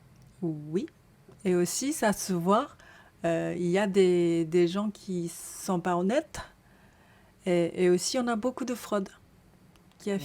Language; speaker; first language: French; non-native, learner; Japanese